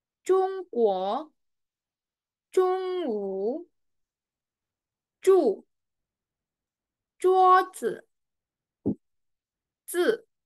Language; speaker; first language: Chinese; non-native, learner; Indonesian